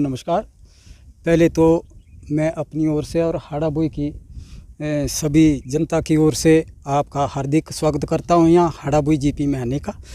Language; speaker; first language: Hindi; non-native, local second language; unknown